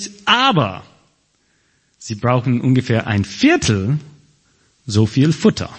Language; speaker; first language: German; non-native, fluent; English